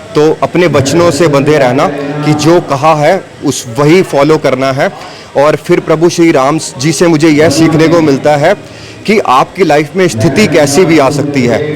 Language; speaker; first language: Hindi; native; Hindi